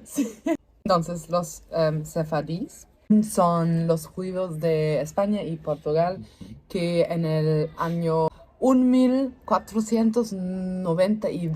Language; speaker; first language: Spanish; non-native, learner; German